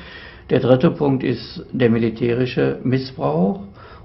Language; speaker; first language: German; native; German